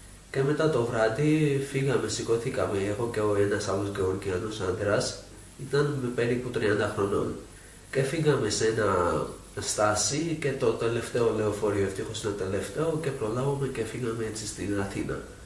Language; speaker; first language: Greek; non-native, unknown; Georgian